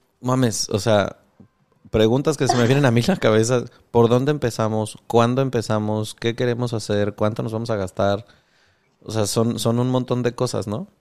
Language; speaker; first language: Spanish; native; Spanish